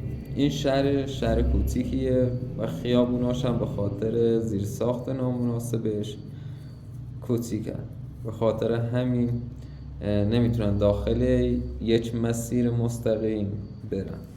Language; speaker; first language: Persian; native; Persian